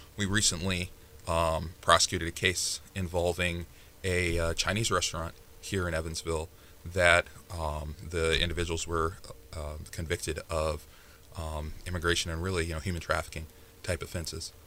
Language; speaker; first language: English; native; English